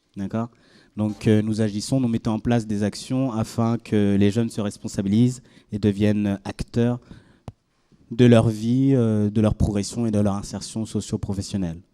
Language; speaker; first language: French; native; French